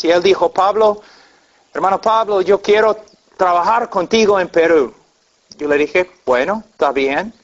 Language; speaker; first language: Spanish; non-native, fluent; English